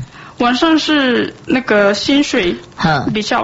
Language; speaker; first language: Chinese; non-native, learner; Japanese